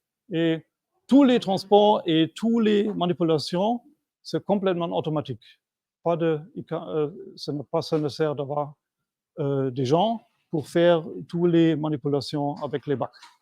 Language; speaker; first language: French; non-native, fluent; German